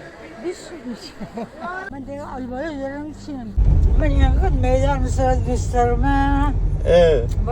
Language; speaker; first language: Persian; non-native, local second language; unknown